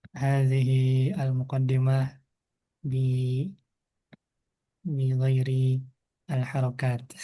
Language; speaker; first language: Arabic; non-native, fluent; Indonesian